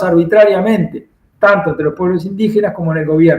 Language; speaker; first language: Spanish; native; Spanish